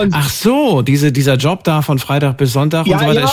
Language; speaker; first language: German; native; German